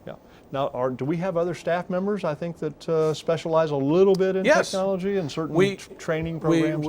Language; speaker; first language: English; native; English